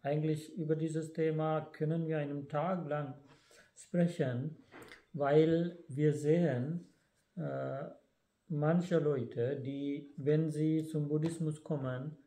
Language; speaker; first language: German; non-native, fluent; Sinhala